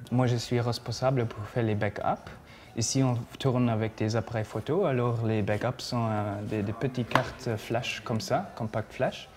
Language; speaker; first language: French; non-native, fluent; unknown